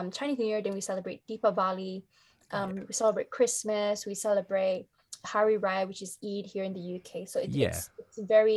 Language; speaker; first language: English; native; English